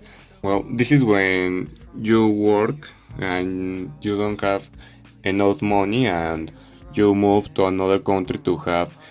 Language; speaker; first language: English; non-native, learner; Spanish